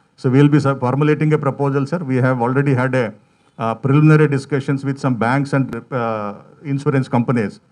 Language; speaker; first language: English; non-native, local second language; Telugu